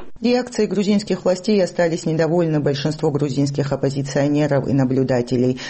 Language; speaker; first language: Russian; non-native, local second language; Georgian